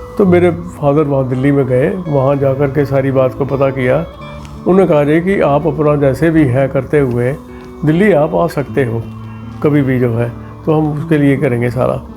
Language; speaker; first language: Hindi; non-native, local second language; Punjabi